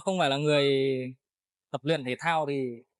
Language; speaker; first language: Vietnamese; native; Vietnamese